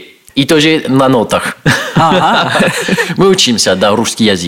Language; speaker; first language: Russian; non-native, learner; French